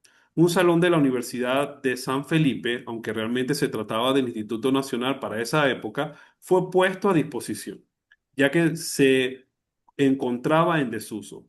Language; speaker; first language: Spanish; native; Spanish